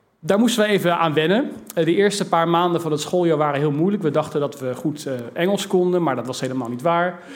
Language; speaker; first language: Dutch; native; Dutch